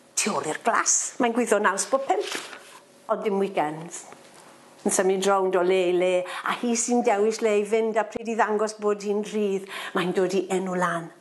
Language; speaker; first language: Welsh; non-native, local second language; English